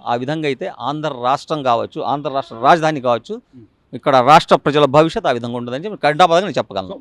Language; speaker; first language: Telugu; non-native, local second language; Urdu